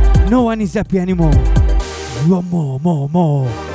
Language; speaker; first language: English; non-native, fluent; Italian